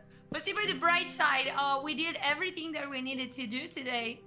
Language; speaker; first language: English; non-native, fluent; Portuguese